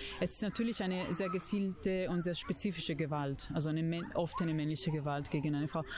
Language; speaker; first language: German; non-native, fluent; Italian